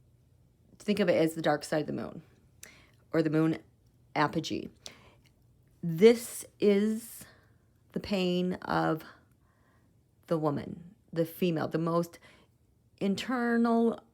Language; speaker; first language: English; native; English